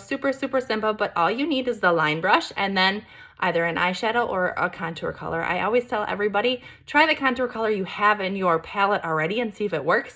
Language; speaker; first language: English; native; English